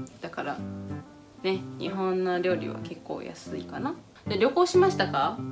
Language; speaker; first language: Japanese; native; Japanese